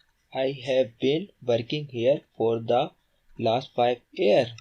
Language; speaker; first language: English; non-native, learner; Urdu